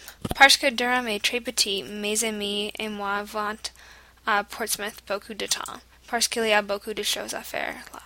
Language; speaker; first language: French; non-native, learner; English